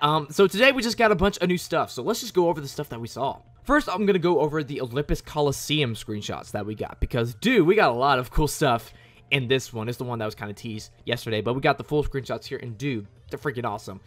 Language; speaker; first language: English; native; English